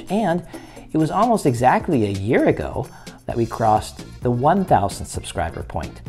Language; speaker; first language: English; native; English